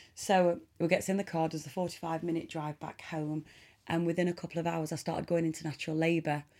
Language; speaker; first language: English; native; English